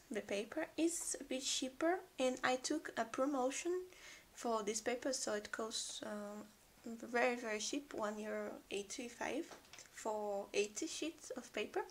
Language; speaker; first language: English; non-native, fluent; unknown